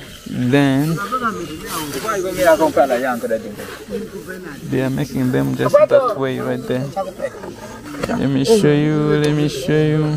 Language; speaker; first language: English; non-native, fluent; Rundi